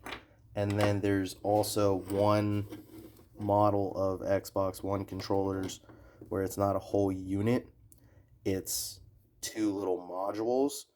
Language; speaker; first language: English; native; English